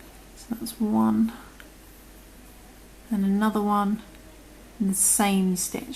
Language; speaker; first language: English; native; English